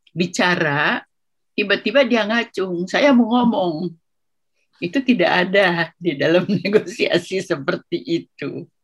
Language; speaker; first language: Indonesian; non-native, local second language; Sundanese